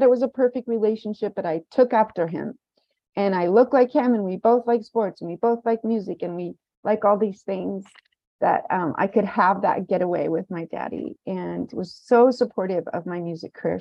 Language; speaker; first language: English; native; English